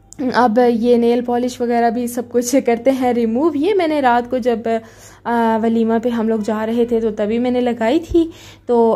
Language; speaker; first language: Urdu; native; Urdu